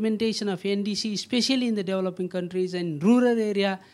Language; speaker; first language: English; non-native, local second language; Nepali